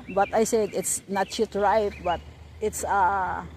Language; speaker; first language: English; non-native, local second language; Cebuano